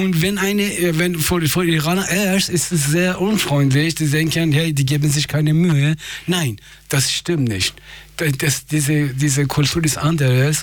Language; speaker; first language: German; non-native, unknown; Persian